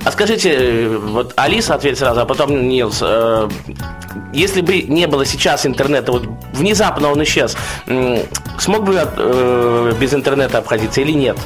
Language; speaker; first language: Russian; native; Russian